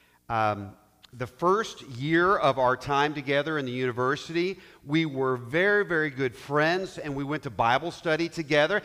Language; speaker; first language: English; native; English